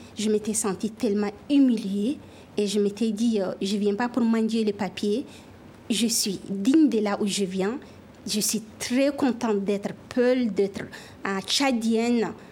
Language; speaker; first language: French; non-native, local second language; Fula